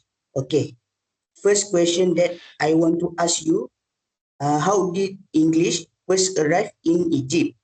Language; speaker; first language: English; non-native, learner; Malay